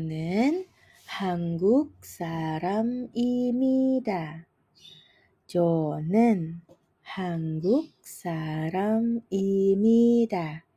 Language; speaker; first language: Korean; non-native, fluent; Indonesian